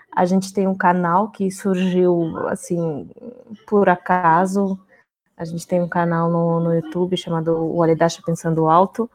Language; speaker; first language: Portuguese; non-native, fluent; Russian